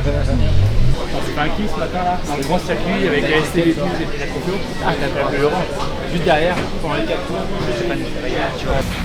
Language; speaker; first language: French; native; French